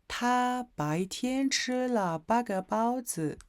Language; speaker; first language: Chinese; non-native, fluent; Mongolian